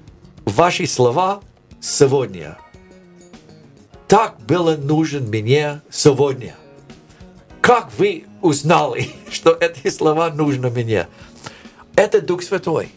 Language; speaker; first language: Russian; non-native, learner; English